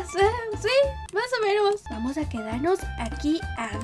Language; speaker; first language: Spanish; native; Spanish